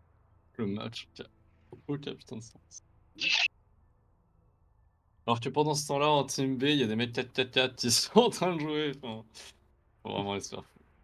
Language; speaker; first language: French; native; French